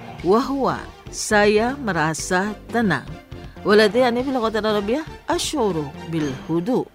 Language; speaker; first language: Arabic; non-native, fluent; Indonesian